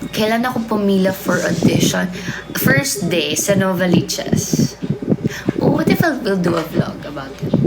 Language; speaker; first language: Filipino; non-native, local second language; Cebuano